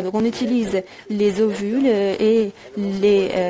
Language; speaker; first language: French; native; French